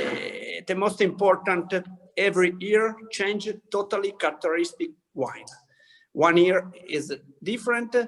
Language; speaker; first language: English; non-native, learner; Italian